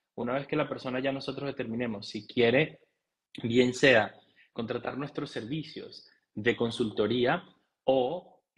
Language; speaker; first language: Spanish; native; Spanish